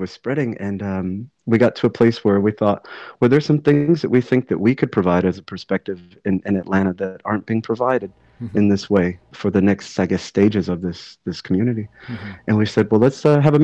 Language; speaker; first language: English; native; English